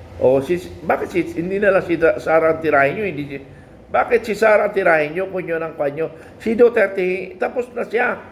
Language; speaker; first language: Filipino; native; Filipino